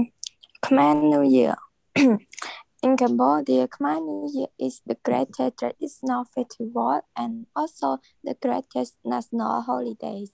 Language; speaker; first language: English; non-native, learner; Khmer